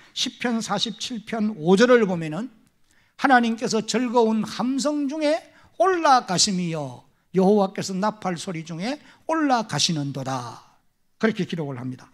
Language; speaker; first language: Korean; native; Korean